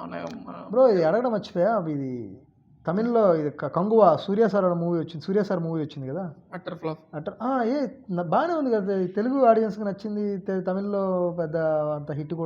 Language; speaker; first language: Telugu; native; Telugu